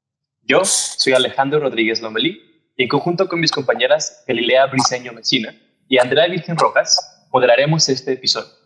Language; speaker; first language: Spanish; native; Spanish